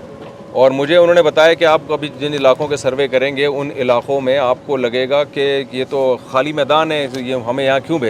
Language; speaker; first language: Urdu; native; Urdu